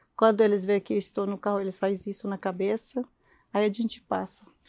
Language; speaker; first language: Portuguese; non-native, learner; Arabic